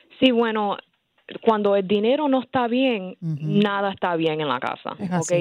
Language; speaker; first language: Spanish; early bilingual, heritage; English